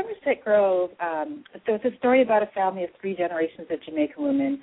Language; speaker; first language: English; native; English